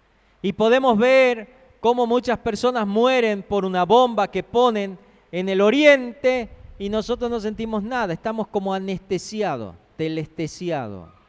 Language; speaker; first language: Spanish; native; Spanish